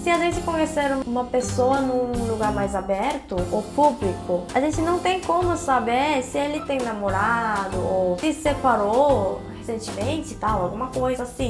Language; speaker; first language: Portuguese; non-native, fluent; Korean